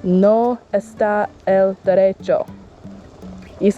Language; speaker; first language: Spanish; non-native, learner; English